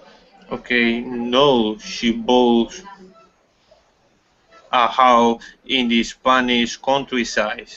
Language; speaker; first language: English; non-native, learner; Spanish